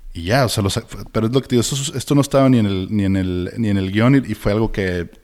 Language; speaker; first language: Spanish; native; Spanish